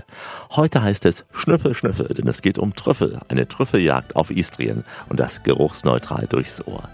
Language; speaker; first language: German; native; German